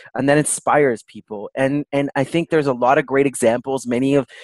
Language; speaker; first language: English; native; English